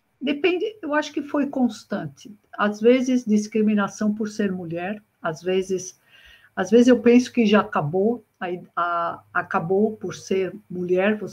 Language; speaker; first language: Portuguese; native; Portuguese